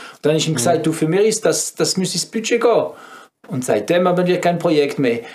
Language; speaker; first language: German; non-native, fluent; French